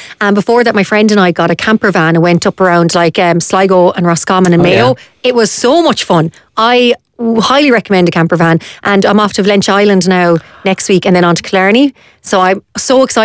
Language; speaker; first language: English; native; English